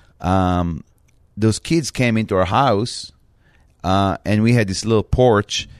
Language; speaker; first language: English; non-native, fluent; Hebrew